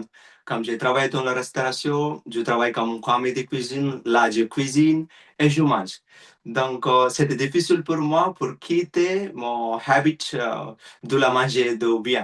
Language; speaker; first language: French; non-native, learner; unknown